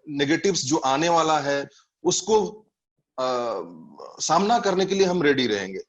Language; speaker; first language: Hindi; non-native, local second language; Bangla